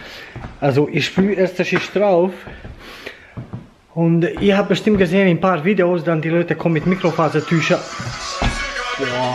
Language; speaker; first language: German; non-native, fluent; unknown